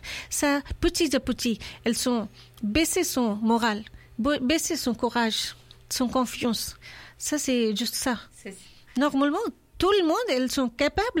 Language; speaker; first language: French; non-native, learner; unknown